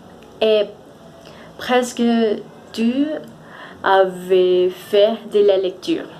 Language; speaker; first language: French; non-native, fluent; Spanish